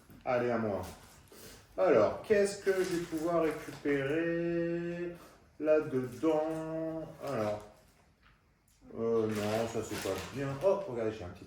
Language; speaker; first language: French; native; French